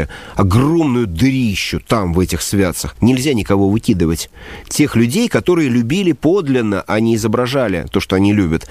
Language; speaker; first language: Russian; native; Russian